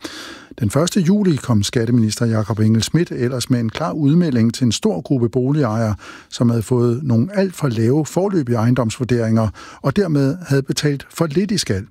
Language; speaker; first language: Danish; native; Danish